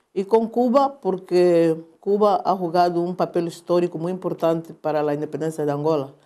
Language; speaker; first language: Spanish; non-native, fluent; Portuguese